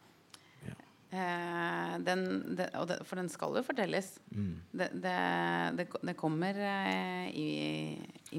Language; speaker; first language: Norwegian; native; Norwegian